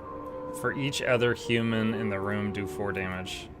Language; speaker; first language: English; native; English